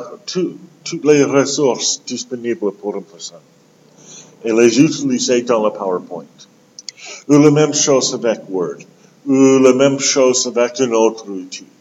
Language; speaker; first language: French; non-native, local second language; English